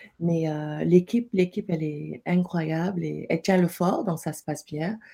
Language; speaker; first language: French; non-native, local second language; Wolof